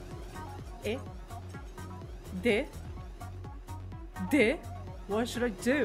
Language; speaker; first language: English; non-native, fluent; Japanese